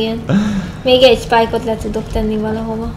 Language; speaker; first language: Hungarian; native; Hungarian